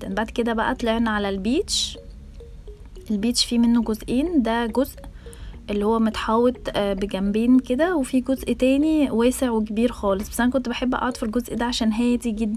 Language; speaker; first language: Arabic; native; Arabic